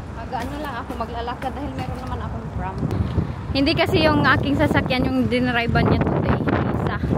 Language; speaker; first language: Filipino; non-native, local second language; Cebuano